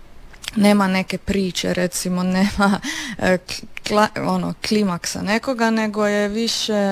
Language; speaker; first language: Serbian; native; Serbian